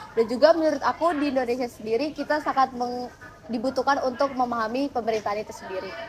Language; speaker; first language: Indonesian; native; Indonesian